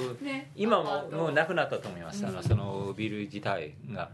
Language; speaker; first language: Japanese; non-native, fluent; English